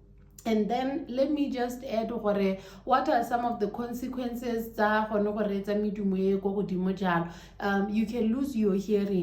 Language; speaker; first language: English; non-native, local second language; Tswana